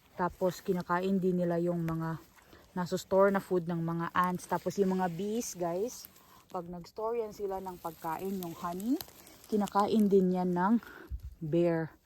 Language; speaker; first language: Filipino; non-native, local second language; Cebuano